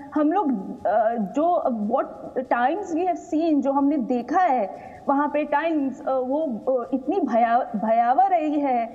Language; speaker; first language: Hindi; native; Hindi